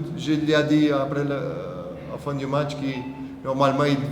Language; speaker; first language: French; non-native, fluent; Portuguese